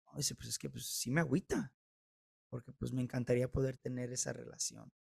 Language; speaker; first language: Spanish; early bilingual, heritage; Spanish